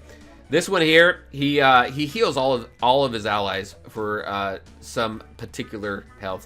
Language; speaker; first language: English; native; English